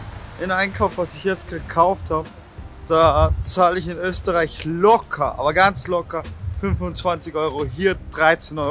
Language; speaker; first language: German; native; German